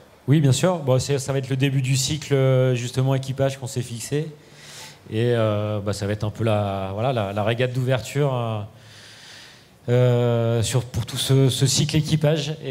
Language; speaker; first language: French; native; French